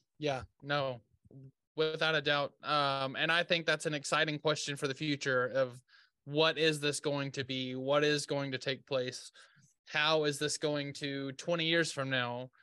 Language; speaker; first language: English; native; English